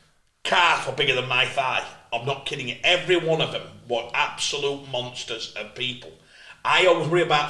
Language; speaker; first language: English; native; English